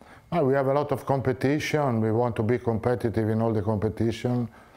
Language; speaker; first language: English; non-native, fluent; Italian